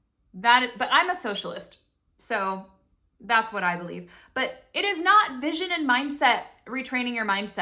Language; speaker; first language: English; native; English